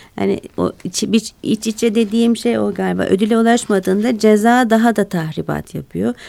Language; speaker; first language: Turkish; native; Turkish